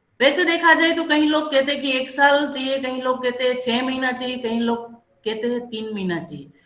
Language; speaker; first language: Hindi; non-native, local second language; Gujarati